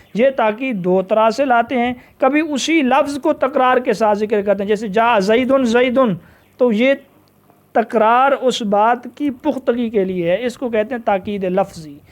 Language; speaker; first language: Urdu; non-native, local second language; Punjabi